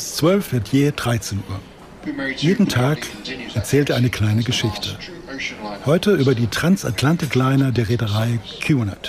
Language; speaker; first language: German; native; German